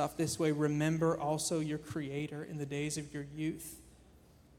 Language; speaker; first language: English; native; English